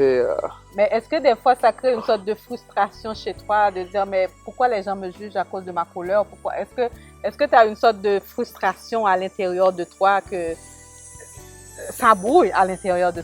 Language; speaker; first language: French; native; French